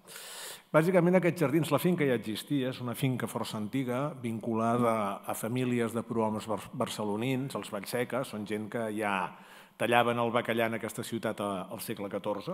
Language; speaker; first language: Catalan; native; Catalan